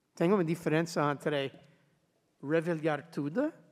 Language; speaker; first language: Portuguese; non-native, learner; English